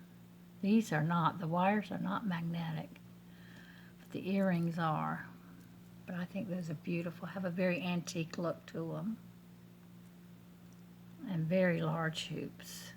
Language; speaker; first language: English; native; English